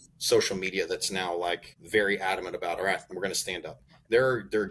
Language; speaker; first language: English; native; English